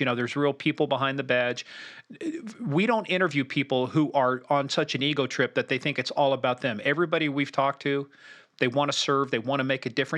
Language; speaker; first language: English; native; English